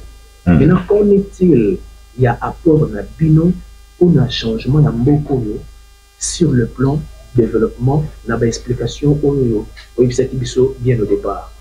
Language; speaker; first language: French; non-native, local second language; Lingala